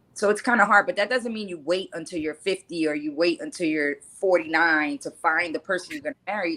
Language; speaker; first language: English; native; English